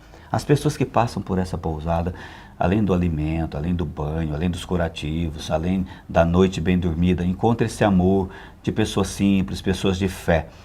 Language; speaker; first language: Portuguese; native; Portuguese